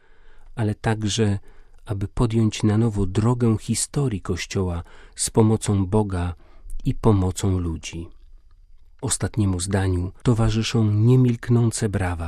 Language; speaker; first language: Polish; native; Polish